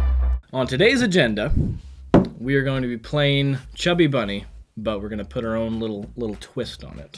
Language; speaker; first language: English; native; English